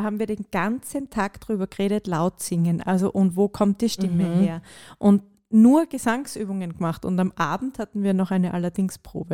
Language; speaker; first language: German; native; German